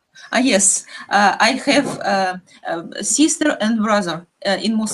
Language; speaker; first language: English; non-native, learner; Russian